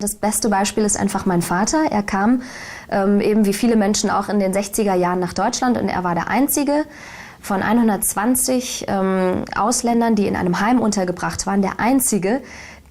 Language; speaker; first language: German; early bilingual, other home language; Turkish